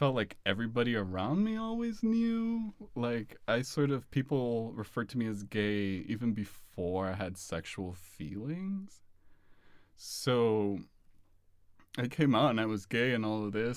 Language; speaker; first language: English; non-native, fluent; Spanish